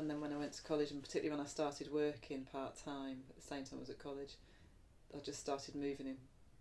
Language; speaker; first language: English; native; English